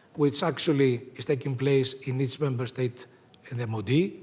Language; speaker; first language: English; non-native, fluent; Greek